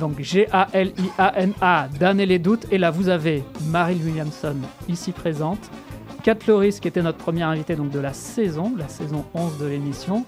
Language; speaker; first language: French; native; French